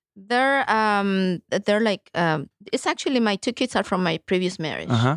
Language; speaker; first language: English; early bilingual, other home language; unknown